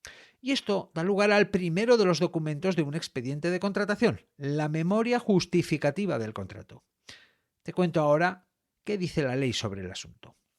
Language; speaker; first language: Spanish; native; Spanish